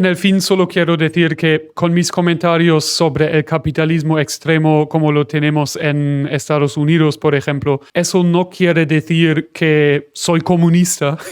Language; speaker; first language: Spanish; non-native, fluent; German